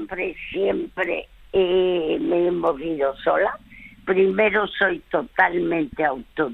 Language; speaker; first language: Spanish; early bilingual, other home language; French